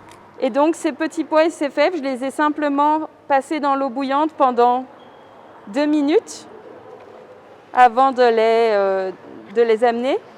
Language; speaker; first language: French; native; French